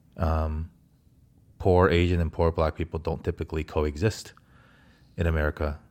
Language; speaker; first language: English; early bilingual, other home language; Korean